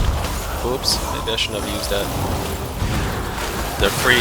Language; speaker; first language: English; non-native, fluent; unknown